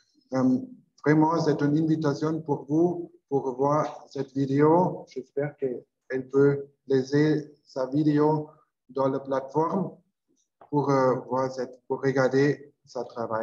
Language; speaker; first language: French; non-native, learner; Spanish